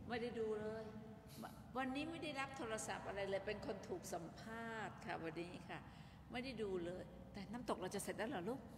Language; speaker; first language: Thai; native; Thai